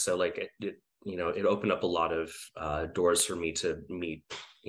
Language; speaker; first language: English; native; English